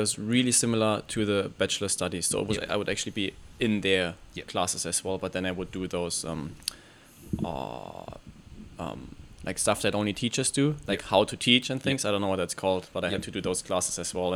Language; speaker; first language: English; non-native, fluent; German